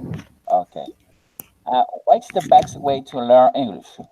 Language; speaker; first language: English; non-native, learner; Spanish